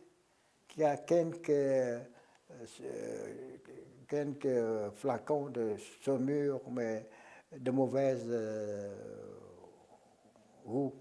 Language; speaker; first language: French; non-native, local second language; Vietnamese